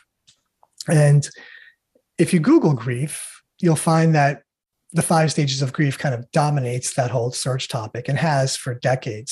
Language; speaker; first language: English; native; English